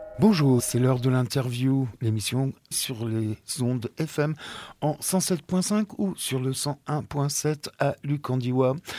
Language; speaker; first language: French; native; French